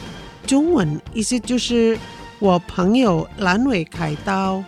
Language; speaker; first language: Chinese; non-native, fluent; Indonesian